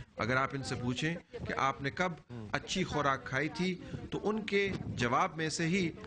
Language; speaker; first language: Urdu; native; Urdu